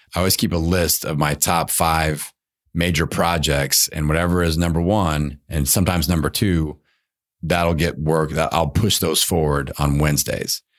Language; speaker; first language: English; native; English